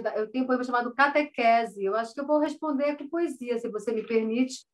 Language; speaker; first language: Portuguese; native; Portuguese